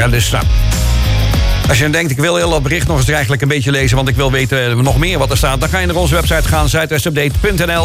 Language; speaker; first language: Dutch; native; Dutch